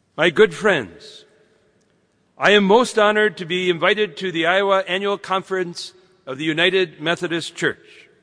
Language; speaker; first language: English; native; English